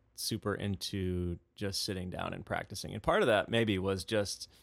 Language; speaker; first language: English; native; English